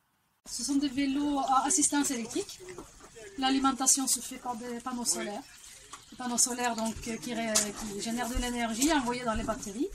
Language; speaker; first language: French; native; French